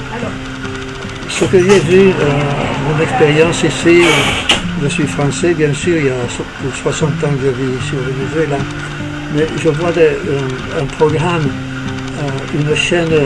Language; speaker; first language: French; native; French